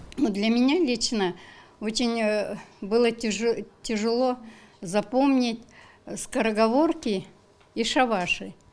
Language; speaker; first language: Russian; native; Russian